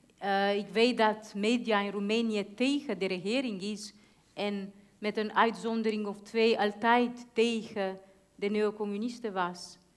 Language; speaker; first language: Dutch; non-native, fluent; Hungarian